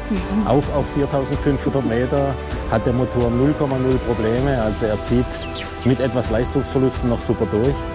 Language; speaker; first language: German; native; German